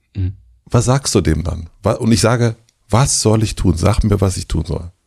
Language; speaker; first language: German; native; German